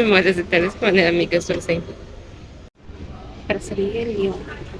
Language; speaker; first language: Portuguese; native; Portuguese